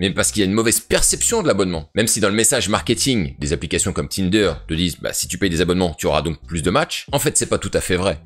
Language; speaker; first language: French; native; French